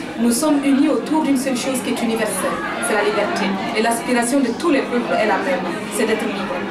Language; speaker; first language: French; non-native, local second language; Mossi